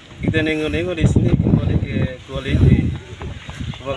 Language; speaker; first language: Indonesian; non-native, local second language; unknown